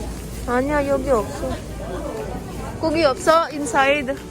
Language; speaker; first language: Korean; non-native, learner; Filipino